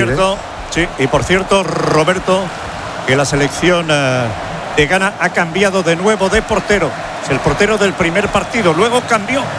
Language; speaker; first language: Spanish; native; Spanish